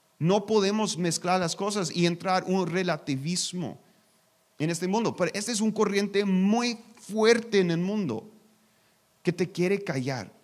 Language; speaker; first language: Spanish; non-native, learner; English